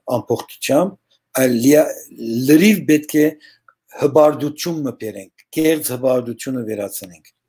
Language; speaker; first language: Armenian; early bilingual, heritage; Armenian